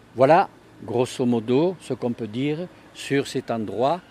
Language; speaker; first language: French; native; French